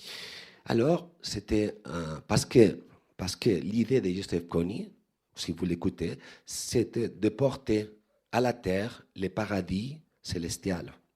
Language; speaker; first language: French; non-native, fluent; Spanish